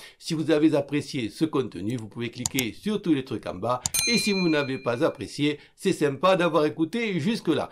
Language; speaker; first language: French; native; French